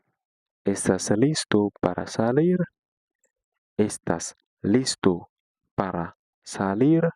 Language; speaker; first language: Spanish; non-native, fluent; Haitian Creole